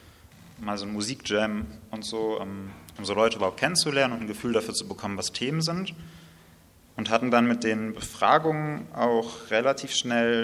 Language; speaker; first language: German; native; German